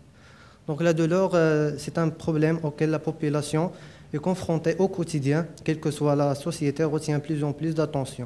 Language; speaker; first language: French; non-native, local second language; Arabic